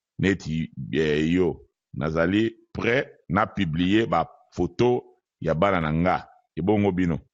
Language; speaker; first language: Lingala; native; Lingala